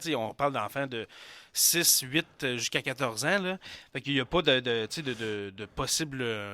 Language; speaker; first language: French; native; French